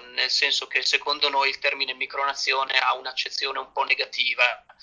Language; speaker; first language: Italian; native; Italian